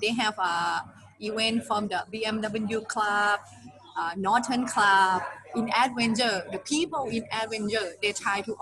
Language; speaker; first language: English; non-native, learner; Thai